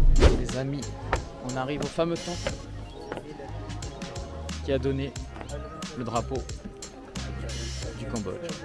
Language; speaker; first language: French; native; French